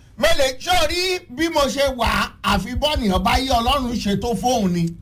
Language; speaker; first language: Yoruba; non-native, local second language; Hausa